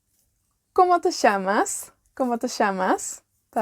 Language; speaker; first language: Spanish; non-native, fluent; Welsh